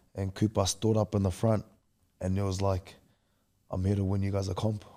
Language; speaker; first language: English; native; English